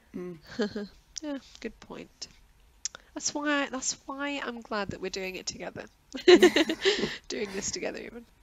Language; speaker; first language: English; native; English